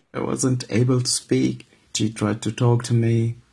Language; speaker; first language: English; non-native, fluent; Arabic